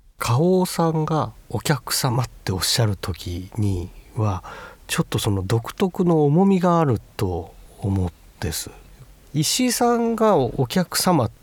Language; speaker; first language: Japanese; native; Japanese